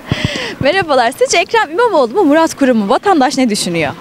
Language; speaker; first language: Turkish; native; Turkish